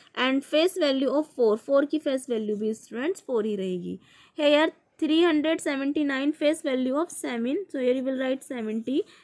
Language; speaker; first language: Hindi; native; Hindi